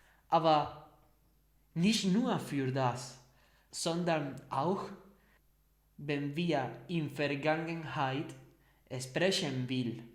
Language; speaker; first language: German; non-native, learner; Spanish